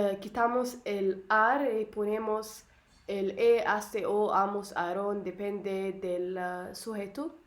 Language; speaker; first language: Spanish; non-native, learner; Arabic